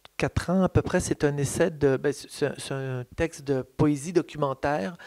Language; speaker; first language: French; native; French